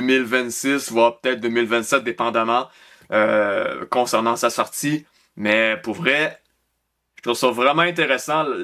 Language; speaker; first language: French; native; French